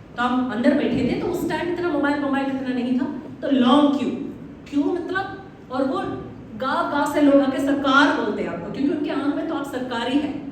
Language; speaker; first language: Hindi; non-native, local second language; Malayalam